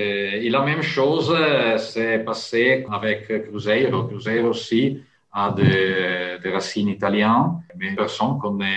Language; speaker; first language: French; non-native, fluent; Italian